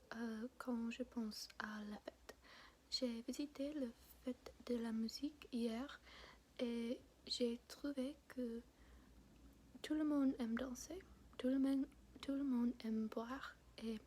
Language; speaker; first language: French; non-native, learner; English